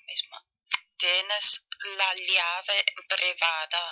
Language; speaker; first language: Spanish; non-native, fluent; German